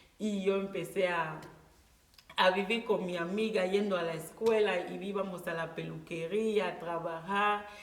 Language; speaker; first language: Spanish; non-native, local second language; Fang